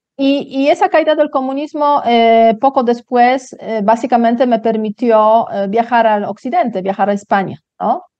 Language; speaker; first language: Spanish; non-native, fluent; Polish